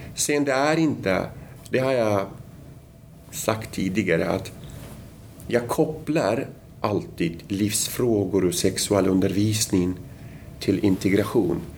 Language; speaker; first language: Swedish; non-native, fluent; Arabic